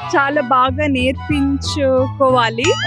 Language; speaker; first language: Telugu; non-native, learner; Kannada